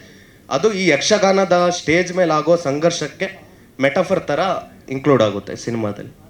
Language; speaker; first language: Kannada; native; Kannada